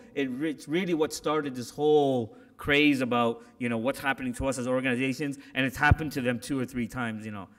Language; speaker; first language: English; native; English